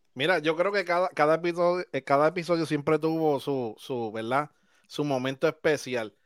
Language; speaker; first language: Spanish; native; Spanish